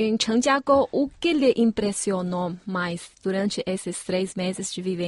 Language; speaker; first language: Portuguese; non-native, fluent; Chinese